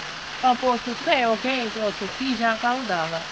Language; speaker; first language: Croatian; non-native, learner; Albanian